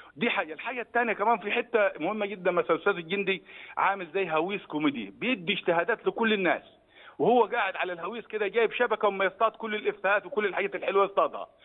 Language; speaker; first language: Arabic; native; Arabic